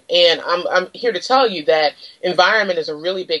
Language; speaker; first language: English; native; English